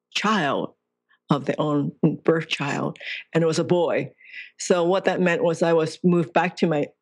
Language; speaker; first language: English; non-native, local second language; Cantonese